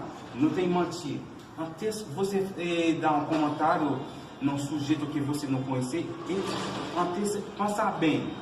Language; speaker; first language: Portuguese; non-native, learner; Haitian Creole